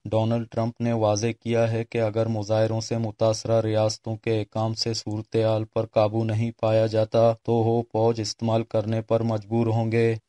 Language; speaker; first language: Urdu; non-native, local second language; Baluchi